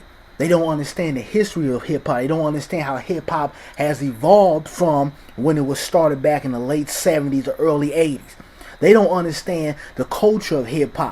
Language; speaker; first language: English; native; English